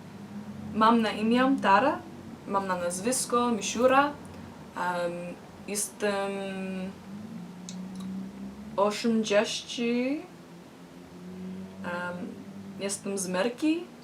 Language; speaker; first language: Polish; non-native, learner; English